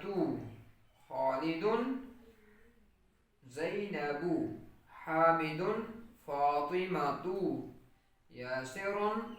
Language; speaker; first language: Arabic; non-native, fluent; Urdu